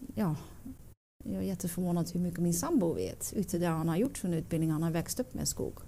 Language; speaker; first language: Swedish; non-native, learner; Dutch